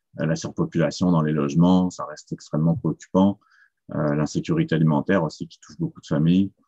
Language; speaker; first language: French; native; French